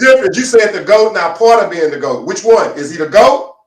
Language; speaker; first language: English; native; English